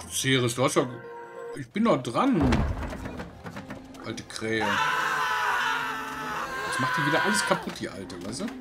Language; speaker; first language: German; native; German